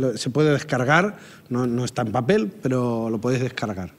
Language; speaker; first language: Spanish; non-native, local second language; Catalan